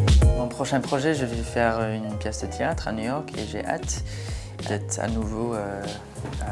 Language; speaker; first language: French; non-native, fluent; English